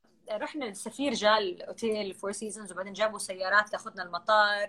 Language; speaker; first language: Arabic; native; Arabic